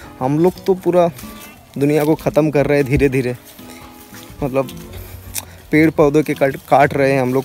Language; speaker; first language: Hindi; non-native, local second language; Bangla